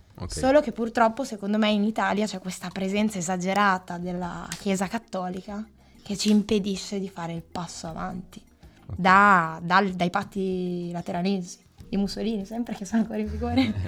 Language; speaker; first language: Italian; native; Italian